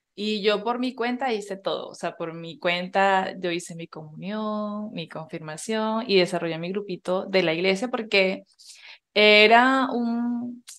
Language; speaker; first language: Spanish; native; Spanish